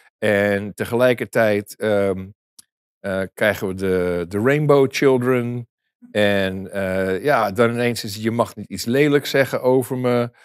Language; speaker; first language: Dutch; native; Dutch